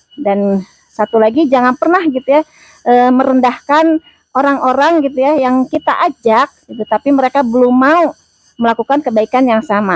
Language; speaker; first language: Indonesian; native; Indonesian